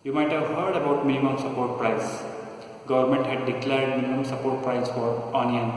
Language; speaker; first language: English; non-native, local second language; Kannada